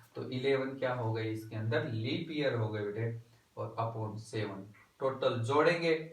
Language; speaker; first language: Hindi; native; Hindi